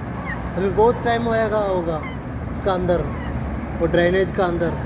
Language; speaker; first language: Hindi; non-native, local second language; Malayalam